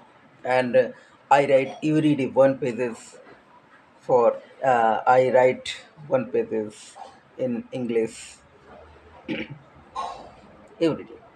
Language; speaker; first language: English; non-native, learner; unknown